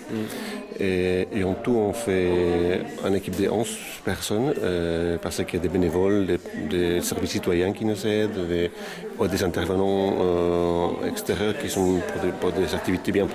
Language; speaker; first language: French; native; French